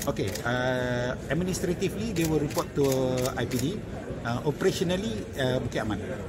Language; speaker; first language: English; non-native, local second language; Malay